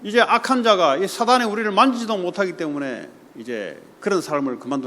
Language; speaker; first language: Korean; native; Korean